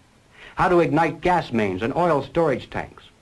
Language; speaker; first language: English; native; English